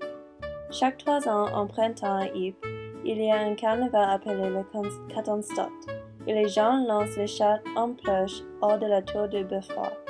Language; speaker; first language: French; non-native, learner; English